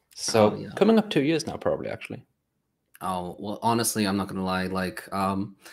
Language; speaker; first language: English; non-native, fluent; Swedish